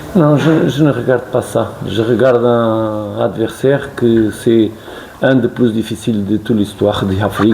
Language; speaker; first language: French; non-native, fluent; Portuguese